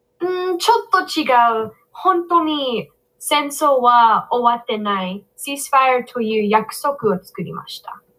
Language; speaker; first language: Japanese; non-native, learner; English